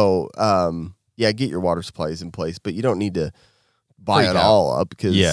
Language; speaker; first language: English; native; English